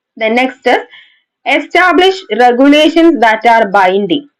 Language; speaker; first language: English; non-native, local second language; Malayalam